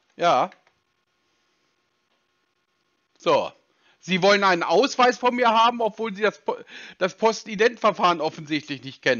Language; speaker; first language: German; native; German